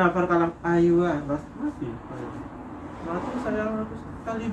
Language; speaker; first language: Arabic; non-native, learner; Indonesian